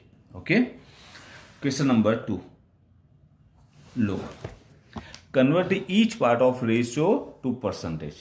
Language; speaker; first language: English; non-native, local second language; Gujarati